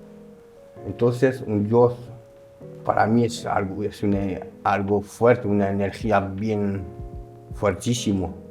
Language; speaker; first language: Spanish; non-native, learner; French